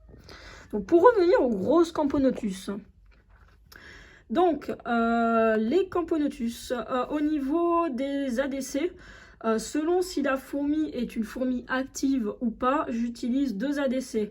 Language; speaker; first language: French; native; French